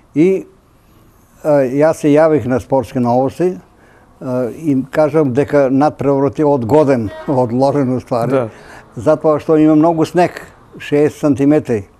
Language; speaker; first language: Macedonian; native; Macedonian